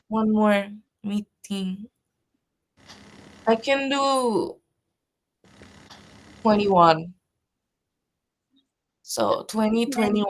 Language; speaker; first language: English; non-native, fluent; Japanese